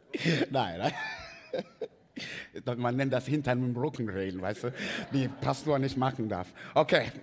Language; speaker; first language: German; non-native, fluent; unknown